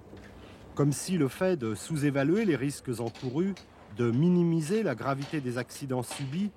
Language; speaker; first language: French; native; French